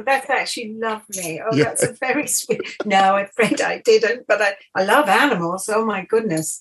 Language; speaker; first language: English; native; English